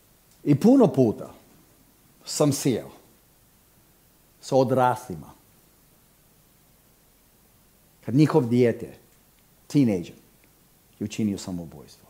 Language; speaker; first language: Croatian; non-native, fluent; English